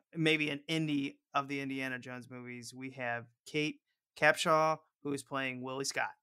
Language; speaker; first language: English; native; English